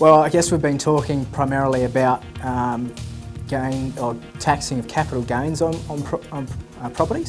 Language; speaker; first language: English; native; English